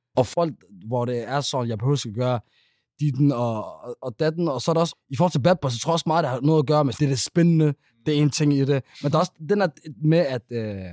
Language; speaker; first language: Danish; early bilingual, other home language; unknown